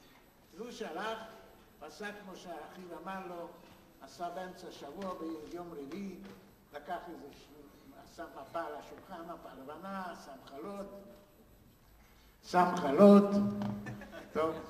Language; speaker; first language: Hebrew; non-native, fluent; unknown